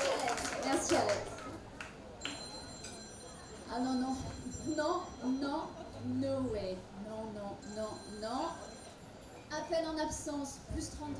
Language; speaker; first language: French; native; French